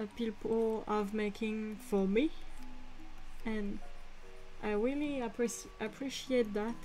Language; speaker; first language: English; non-native, fluent; French